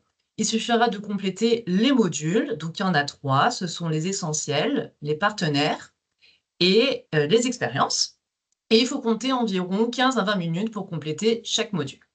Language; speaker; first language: French; native; French